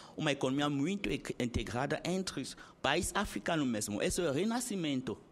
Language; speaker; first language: Portuguese; non-native, learner; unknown